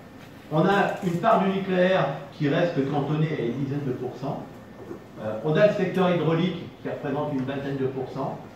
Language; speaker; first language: French; native; French